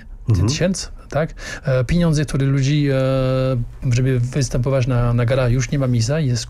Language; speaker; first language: Polish; non-native, learner; French